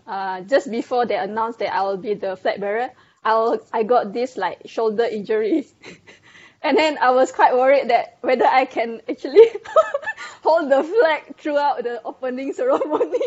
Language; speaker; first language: English; non-native, local second language; Malay